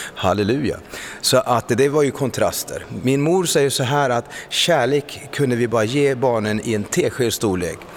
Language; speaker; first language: Swedish; early bilingual, other home language; Spanish